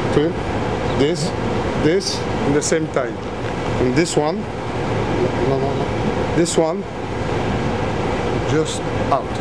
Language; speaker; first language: English; non-native, learner; French